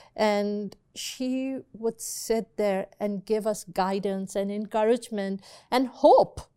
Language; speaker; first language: English; non-native, local second language; Urdu